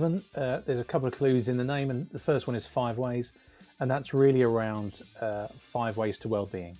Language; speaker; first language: English; native; English